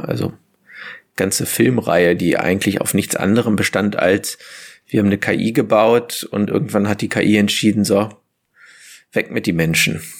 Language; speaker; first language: German; native; German